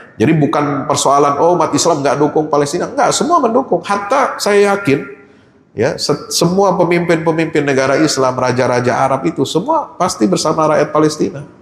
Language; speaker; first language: Indonesian; native; Indonesian